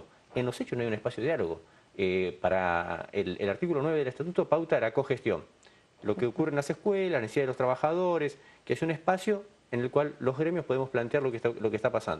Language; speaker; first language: Spanish; native; Spanish